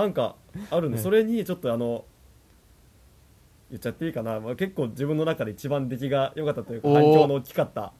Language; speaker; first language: Japanese; native; Japanese